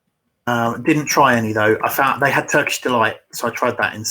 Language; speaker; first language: English; native; English